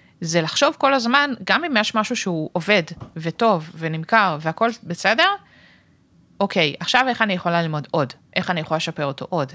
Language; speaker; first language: Hebrew; native; Hebrew